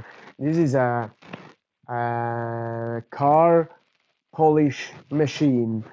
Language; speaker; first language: English; non-native, fluent; Italian